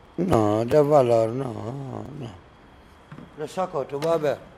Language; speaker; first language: Spanish; non-native, learner; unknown